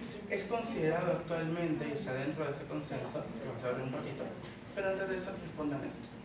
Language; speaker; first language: Spanish; native; Spanish